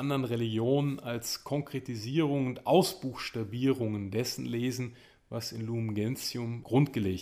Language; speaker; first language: German; native; German